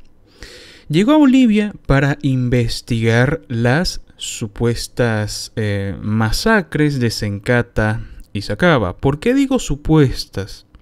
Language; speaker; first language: Spanish; native; Spanish